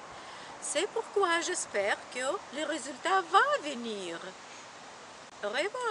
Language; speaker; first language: French; non-native, learner; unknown